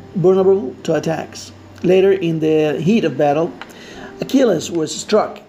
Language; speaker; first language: English; non-native, fluent; Spanish